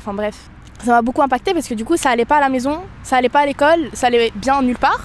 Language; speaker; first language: French; native; French